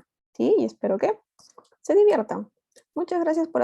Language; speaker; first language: Spanish; native; Spanish